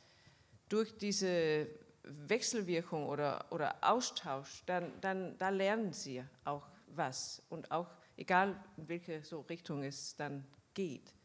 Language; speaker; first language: German; non-native, fluent; Danish